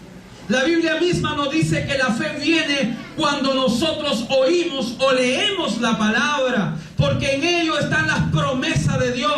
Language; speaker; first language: Spanish; native; Spanish